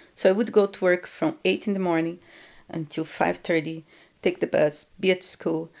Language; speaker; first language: English; non-native, fluent; Portuguese